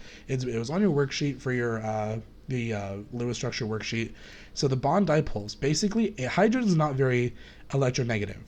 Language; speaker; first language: English; native; English